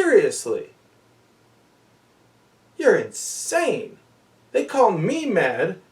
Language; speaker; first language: English; native; English